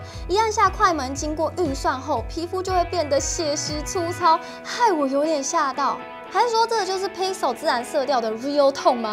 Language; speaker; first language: Chinese; native; Chinese